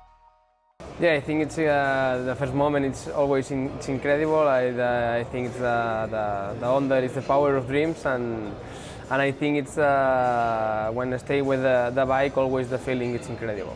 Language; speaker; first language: English; non-native, learner; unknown